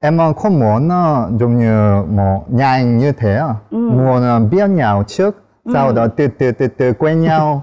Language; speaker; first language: Vietnamese; non-native, learner; Korean